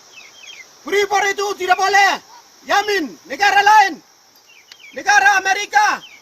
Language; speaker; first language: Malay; non-native, local second language; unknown